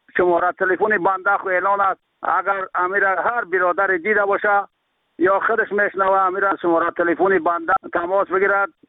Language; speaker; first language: Persian; native; Persian